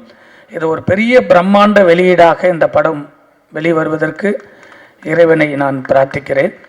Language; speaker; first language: Tamil; native; Tamil